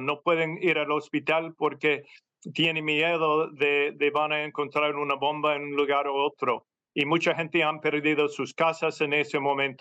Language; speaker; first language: Spanish; non-native, fluent; English